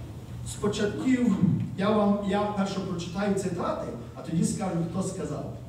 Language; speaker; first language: Ukrainian; early bilingual, heritage; Ukrainian